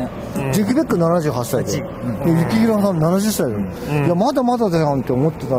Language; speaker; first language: Japanese; native; Japanese